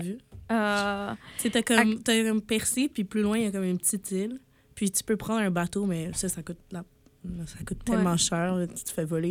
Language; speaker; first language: French; native; French